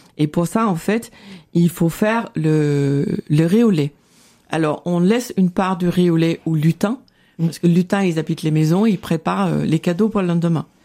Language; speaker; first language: French; non-native, fluent; Danish